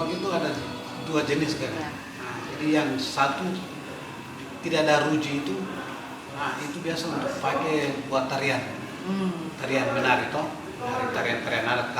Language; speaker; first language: Indonesian; native; Indonesian